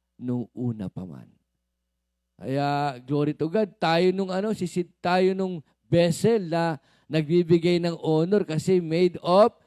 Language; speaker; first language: Filipino; native; Filipino